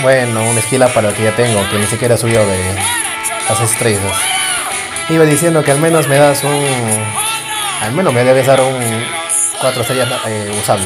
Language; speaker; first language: Spanish; native; Spanish